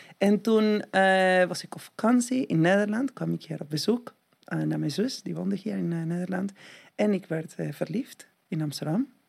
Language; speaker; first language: Dutch; non-native, fluent; Spanish